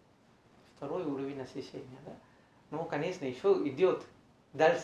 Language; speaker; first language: Russian; non-native, learner; Sinhala